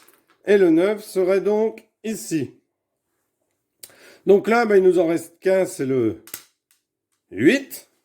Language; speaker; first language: French; native; French